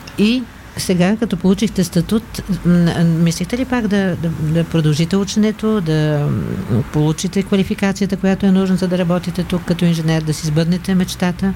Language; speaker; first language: Bulgarian; native; Bulgarian